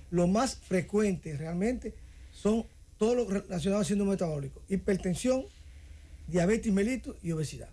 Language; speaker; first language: Spanish; native; Spanish